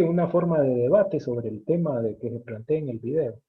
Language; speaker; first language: Spanish; native; Spanish